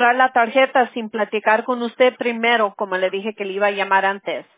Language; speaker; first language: Spanish; non-native, local second language; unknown